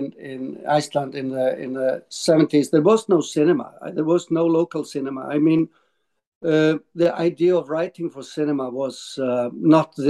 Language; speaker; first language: English; non-native, fluent; Icelandic